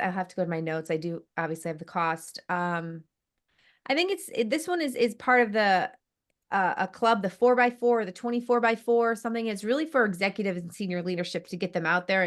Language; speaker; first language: English; native; English